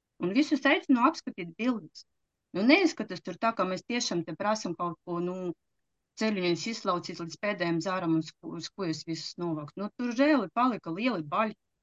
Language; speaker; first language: Latvian; native; Latvian